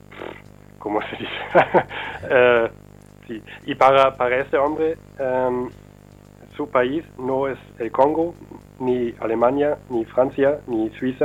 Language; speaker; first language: Spanish; non-native, learner; German